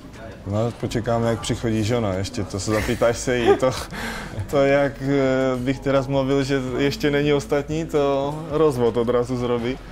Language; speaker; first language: Polish; non-native, learner; Czech